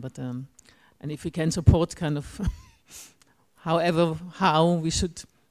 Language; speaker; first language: English; non-native, fluent; German